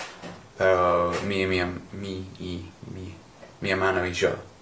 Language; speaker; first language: Spanish; non-native, learner; English